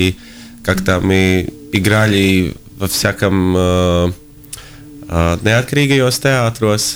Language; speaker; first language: Russian; non-native, local second language; Latvian